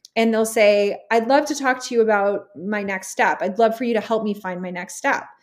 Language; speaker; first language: English; native; English